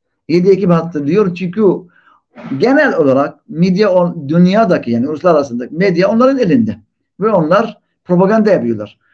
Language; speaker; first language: Turkish; non-native, fluent; Arabic